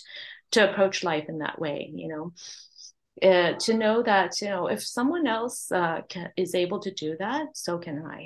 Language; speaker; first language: English; non-native, local second language; Cantonese